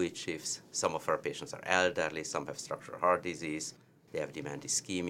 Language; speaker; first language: English; non-native, fluent; Hungarian